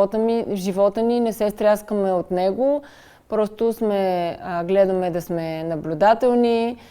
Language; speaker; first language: Bulgarian; native; Bulgarian